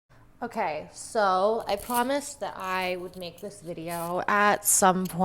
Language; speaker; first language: English; native; English